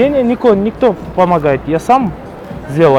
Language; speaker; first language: Russian; non-native, local second language; Kyrgyz